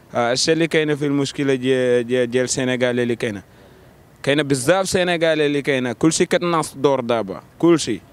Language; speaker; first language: Arabic; non-native, learner; Wolof